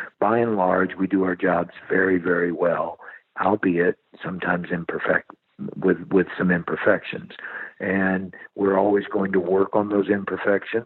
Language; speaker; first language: English; native; English